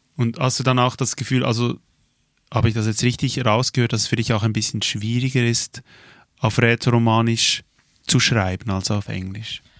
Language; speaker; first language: German; native; German